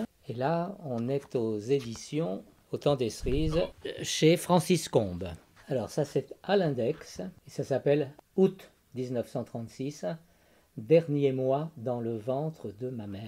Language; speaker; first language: French; native; French